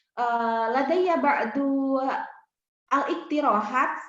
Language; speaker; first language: Arabic; non-native, fluent; Indonesian